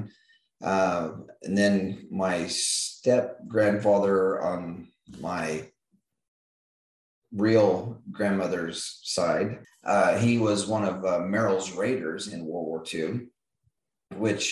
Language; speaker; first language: English; native; English